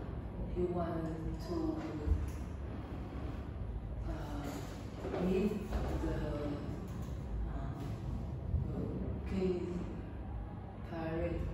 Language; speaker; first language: English; non-native, learner; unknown